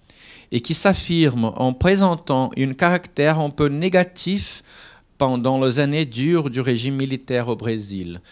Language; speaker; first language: French; non-native, fluent; Portuguese